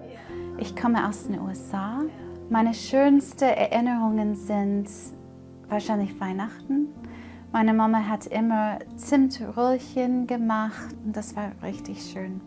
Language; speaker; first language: German; non-native, fluent; English